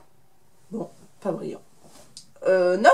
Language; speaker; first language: French; native; French